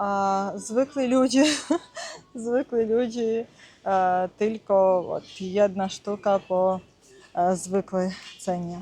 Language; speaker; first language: Polish; non-native, learner; Russian